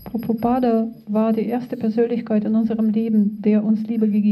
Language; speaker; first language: German; non-native, fluent; Russian